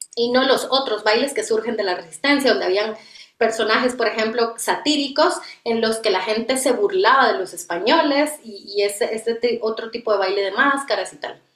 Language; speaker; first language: Spanish; native; Spanish